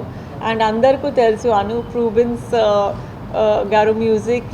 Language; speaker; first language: Telugu; non-native, learner; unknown